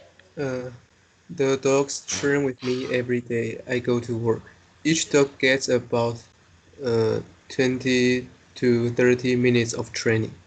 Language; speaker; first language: English; non-native, learner; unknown